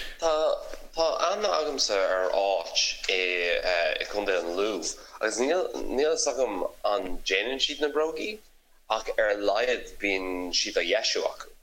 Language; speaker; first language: Irish; non-native, local second language; English